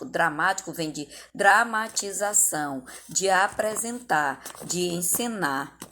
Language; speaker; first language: Portuguese; native; Portuguese